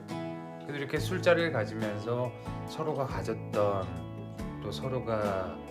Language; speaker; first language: Korean; native; Korean